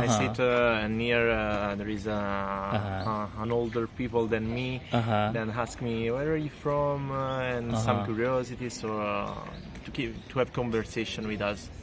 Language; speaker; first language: English; non-native, learner; Italian